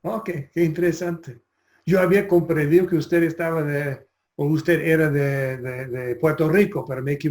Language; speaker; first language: Spanish; non-native, fluent; English